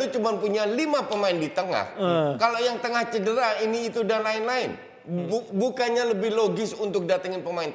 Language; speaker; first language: Indonesian; native; Indonesian